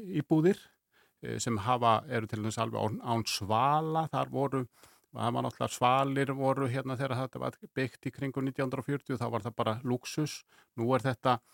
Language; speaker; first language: Icelandic; native; Icelandic